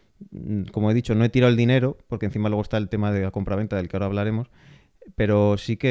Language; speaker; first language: Spanish; native; Spanish